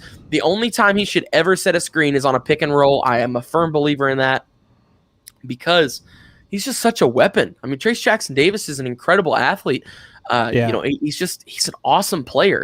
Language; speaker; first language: English; native; English